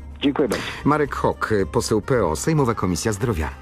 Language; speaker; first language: Polish; native; Polish